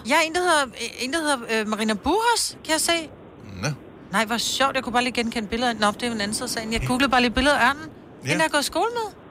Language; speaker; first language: Danish; native; Danish